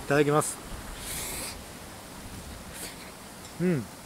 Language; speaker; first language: Japanese; native; Japanese